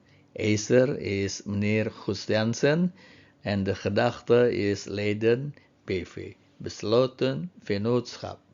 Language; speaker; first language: Dutch; non-native, fluent; Indonesian